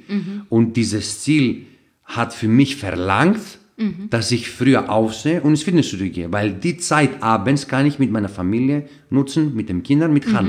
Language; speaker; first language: German; non-native, fluent; Greek